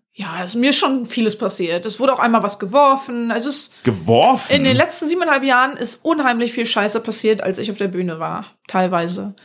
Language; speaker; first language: German; native; German